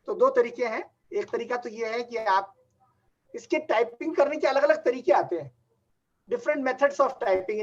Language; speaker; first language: Hindi; native; Hindi